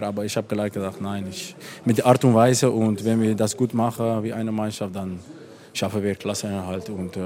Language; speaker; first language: German; non-native, fluent; Dutch